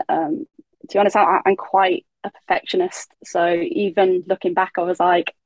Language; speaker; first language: English; native; English